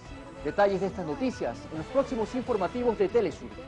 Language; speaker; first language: Spanish; native; Spanish